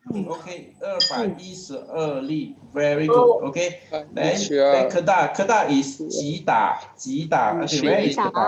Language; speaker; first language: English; non-native, local second language; Chinese